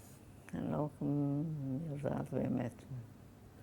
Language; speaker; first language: Hebrew; non-native, fluent; German